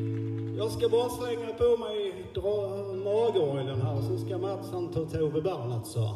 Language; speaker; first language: Swedish; native; Swedish